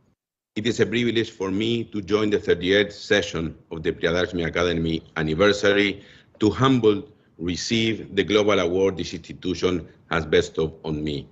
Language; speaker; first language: English; non-native, fluent; Bangla